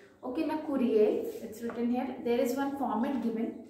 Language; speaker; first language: English; non-native, local second language; Hindi